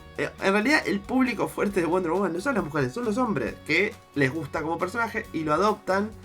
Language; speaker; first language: Spanish; native; Spanish